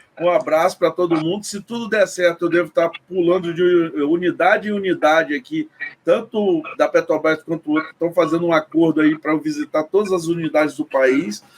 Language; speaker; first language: Portuguese; native; Portuguese